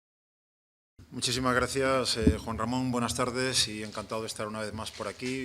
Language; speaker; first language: Spanish; native; Spanish